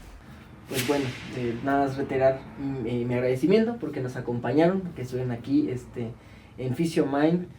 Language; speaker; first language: Spanish; native; Spanish